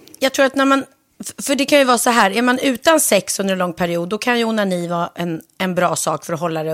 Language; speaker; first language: Swedish; native; Swedish